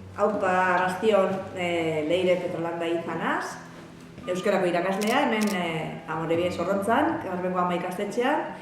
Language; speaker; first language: Basque; native; Basque